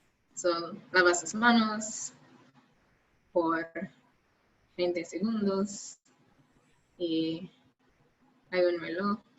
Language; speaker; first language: Spanish; non-native, learner; English